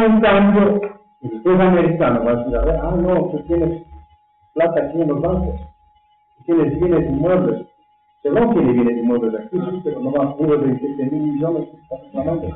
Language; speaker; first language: Spanish; native; Spanish